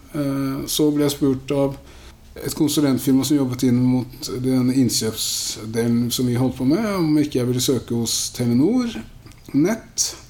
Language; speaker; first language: Norwegian; native; Norwegian